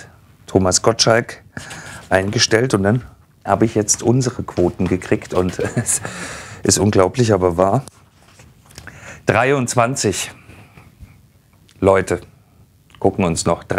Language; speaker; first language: German; native; German